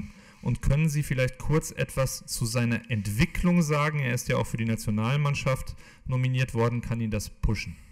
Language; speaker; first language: German; native; German